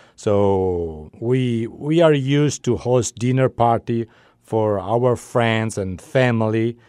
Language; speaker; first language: English; non-native, fluent; Italian